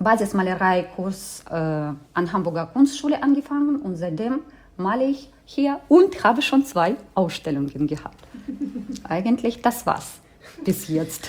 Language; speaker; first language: German; non-native, fluent; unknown